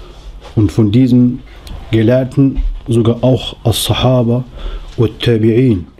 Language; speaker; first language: German; non-native, learner; Arabic